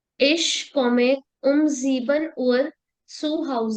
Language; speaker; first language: German; non-native, learner; Hindi